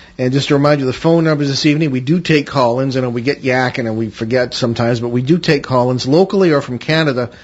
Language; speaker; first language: English; native; English